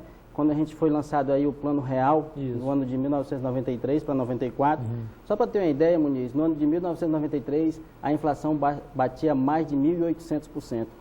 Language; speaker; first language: Portuguese; native; Portuguese